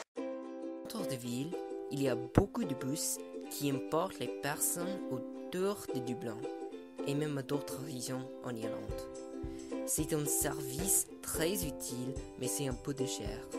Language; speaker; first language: French; non-native, learner; English